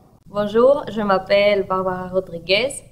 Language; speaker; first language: French; non-native, learner; Spanish